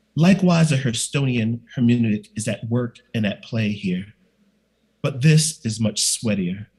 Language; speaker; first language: English; native; English